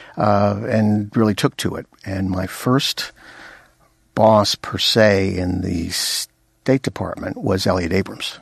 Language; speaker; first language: English; native; English